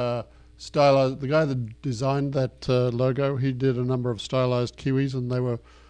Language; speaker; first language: English; native; English